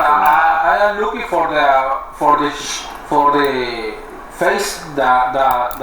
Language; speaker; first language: English; non-native, learner; Spanish